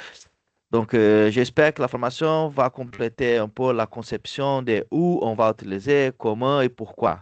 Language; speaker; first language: French; non-native, fluent; Portuguese